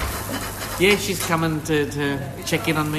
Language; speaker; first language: English; native; English